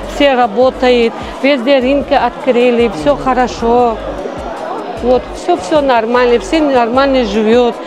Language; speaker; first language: Russian; non-native, local second language; Tajik